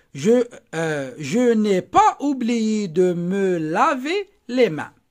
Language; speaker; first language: French; non-native, local second language; Arabic